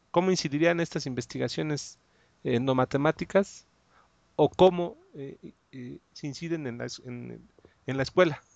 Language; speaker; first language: Spanish; native; Spanish